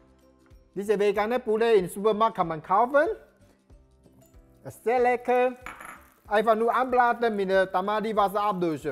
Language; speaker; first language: German; non-native, learner; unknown